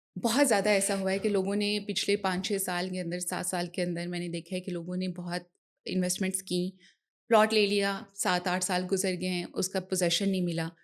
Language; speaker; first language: Urdu; native; Urdu